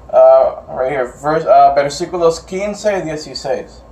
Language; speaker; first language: Spanish; non-native, fluent; English